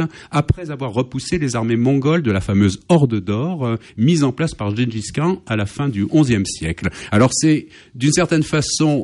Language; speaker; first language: French; native; French